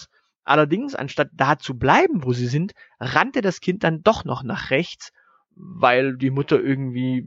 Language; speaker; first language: German; native; German